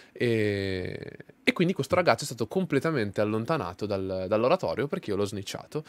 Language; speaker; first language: Italian; native; Italian